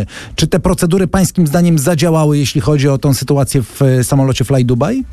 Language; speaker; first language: Polish; native; Polish